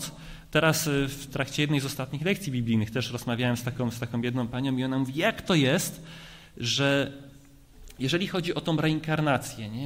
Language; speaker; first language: Polish; native; Polish